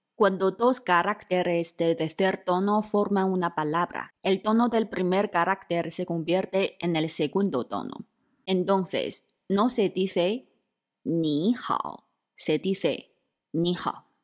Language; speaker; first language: Spanish; non-native, fluent; Chinese